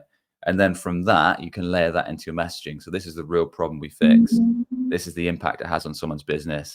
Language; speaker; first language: English; native; English